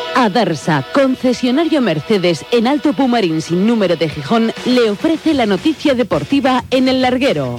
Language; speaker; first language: Spanish; native; Spanish